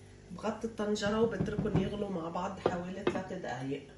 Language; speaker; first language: Arabic; native; Arabic